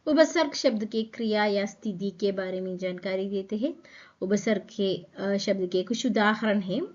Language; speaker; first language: Hindi; non-native, local second language; Malayalam